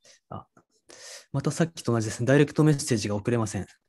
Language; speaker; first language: Japanese; native; Japanese